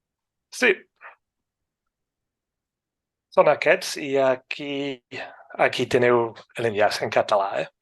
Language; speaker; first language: Catalan; non-native, fluent; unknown